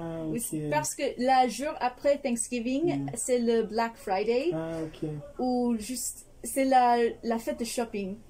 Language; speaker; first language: French; non-native, fluent; English